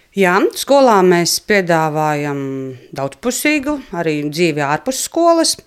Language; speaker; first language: Latvian; native; Latvian